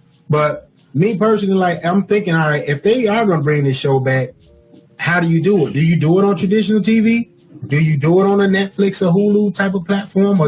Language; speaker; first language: English; native; English